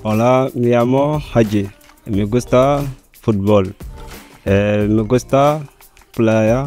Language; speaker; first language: Spanish; non-native, learner; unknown